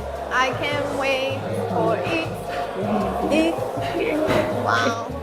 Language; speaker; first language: English; non-native, learner; Portuguese